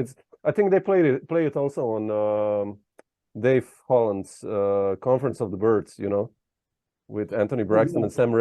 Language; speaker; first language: English; non-native, fluent; Slovenian